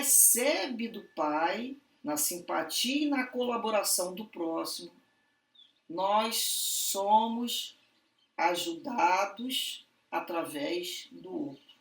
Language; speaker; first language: Portuguese; native; Portuguese